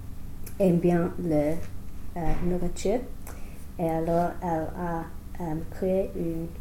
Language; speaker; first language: French; non-native, learner; English